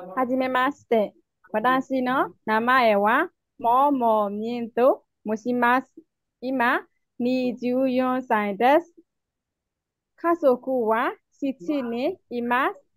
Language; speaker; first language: Japanese; non-native, learner; Burmese